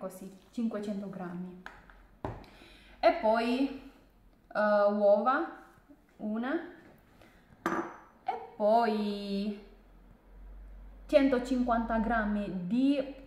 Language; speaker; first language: Italian; non-native, learner; Indonesian